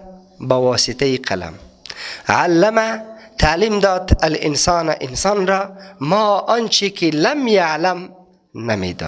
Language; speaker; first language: Persian; native; Persian